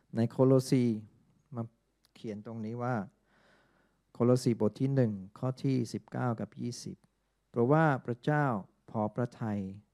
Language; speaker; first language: Thai; non-native, fluent; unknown